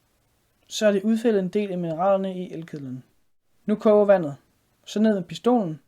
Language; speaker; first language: Danish; native; Danish